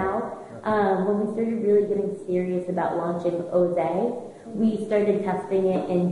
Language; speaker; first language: English; native; English